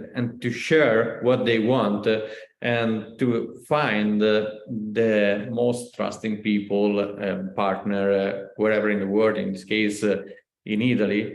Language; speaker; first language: English; non-native, learner; Italian